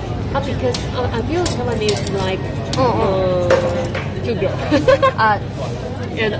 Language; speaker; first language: English; non-native, learner; Chinese